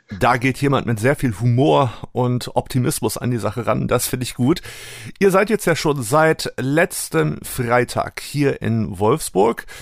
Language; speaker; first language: German; native; German